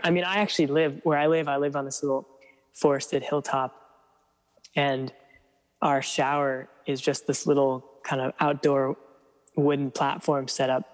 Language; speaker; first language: English; native; English